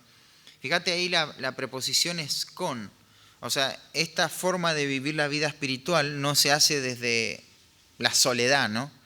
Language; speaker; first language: Spanish; native; Spanish